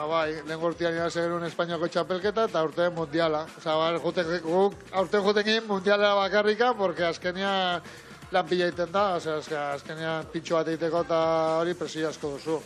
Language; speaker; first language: Basque; non-native, local second language; Spanish